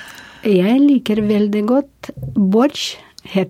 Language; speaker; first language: Norwegian; non-native, fluent; Russian